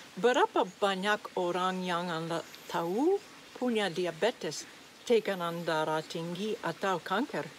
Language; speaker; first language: Indonesian; non-native, learner; English